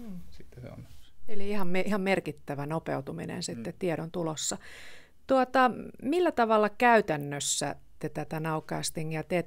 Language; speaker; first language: Finnish; native; Finnish